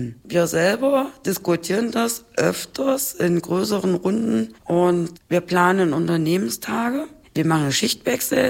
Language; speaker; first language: German; native; German